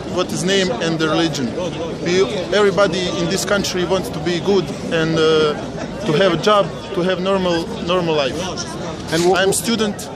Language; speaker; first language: English; non-native, learner; Bosnian